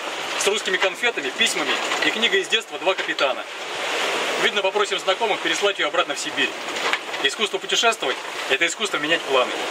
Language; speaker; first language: Russian; native; Russian